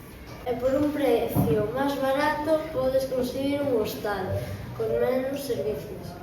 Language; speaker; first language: Galician; non-native, local second language; Spanish